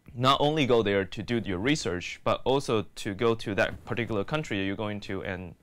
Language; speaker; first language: English; native; English